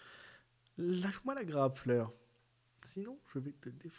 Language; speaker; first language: French; native; French